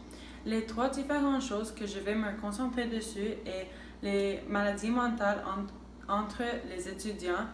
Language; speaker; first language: French; non-native, local second language; English